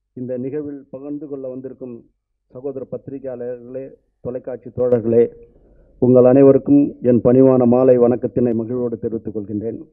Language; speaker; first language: Tamil; native; Tamil